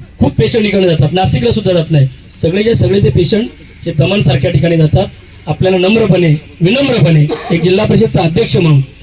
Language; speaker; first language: Marathi; native; Marathi